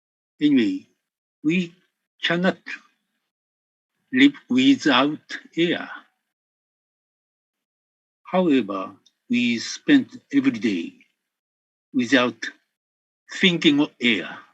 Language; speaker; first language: English; non-native, fluent; Japanese